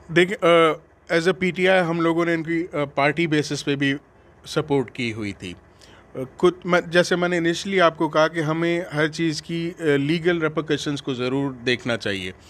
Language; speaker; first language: Urdu; non-native, local second language; Sindhi